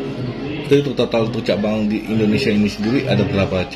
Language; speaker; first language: Indonesian; native; Indonesian